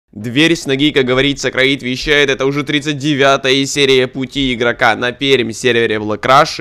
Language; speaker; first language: Russian; native; Russian